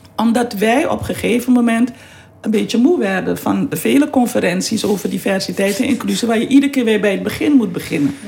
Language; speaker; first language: Dutch; native; Dutch